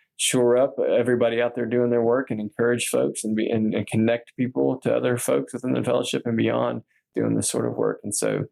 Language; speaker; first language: English; native; English